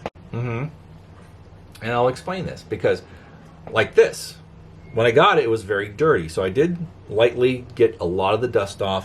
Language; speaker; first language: English; native; English